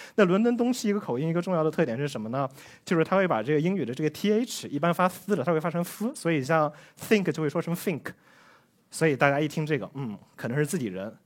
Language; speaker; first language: Chinese; native; Chinese